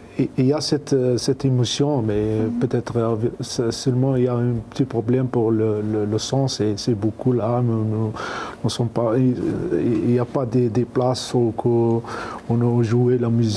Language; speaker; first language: French; non-native, learner; Arabic